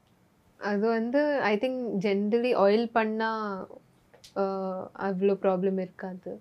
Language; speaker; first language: Tamil; non-native, learner; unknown